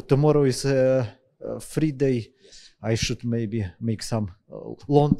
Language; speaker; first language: English; non-native, fluent; Ukrainian